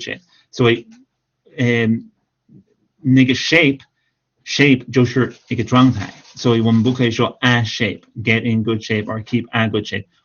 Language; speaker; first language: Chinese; non-native, fluent; English